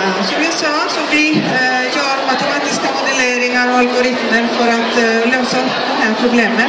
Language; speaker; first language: Swedish; non-native, fluent; Greek